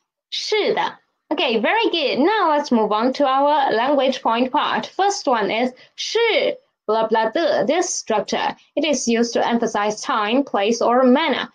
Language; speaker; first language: English; non-native, fluent; Chinese